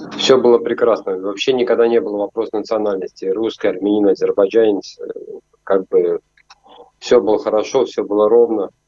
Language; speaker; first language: Russian; native; Russian